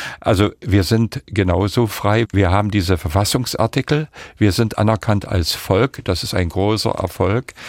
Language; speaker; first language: German; non-native, local second language; Upper Sorbian